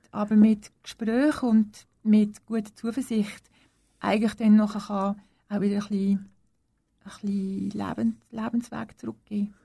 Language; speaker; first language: German; native; German